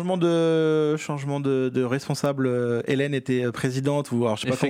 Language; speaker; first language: French; native; French